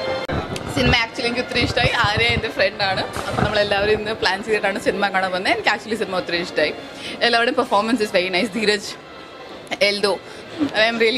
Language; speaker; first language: Malayalam; non-native, local second language; Punjabi